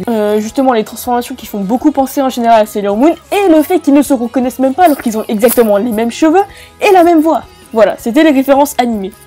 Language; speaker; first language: French; native; French